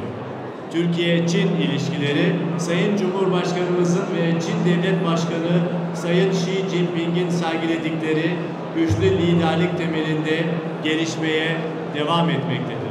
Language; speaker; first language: Turkish; native; Turkish